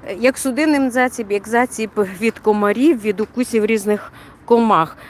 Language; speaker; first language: Ukrainian; native; Ukrainian